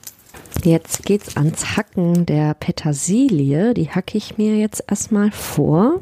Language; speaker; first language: German; native; German